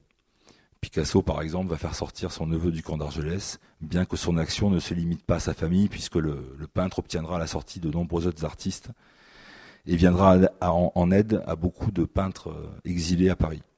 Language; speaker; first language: French; native; French